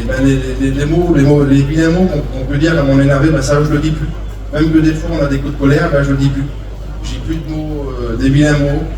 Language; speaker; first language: French; native; French